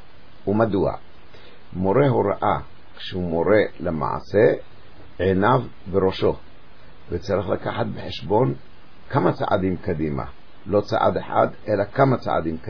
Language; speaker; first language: Hebrew; native; Hebrew